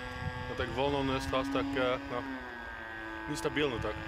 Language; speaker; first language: Polish; non-native, learner; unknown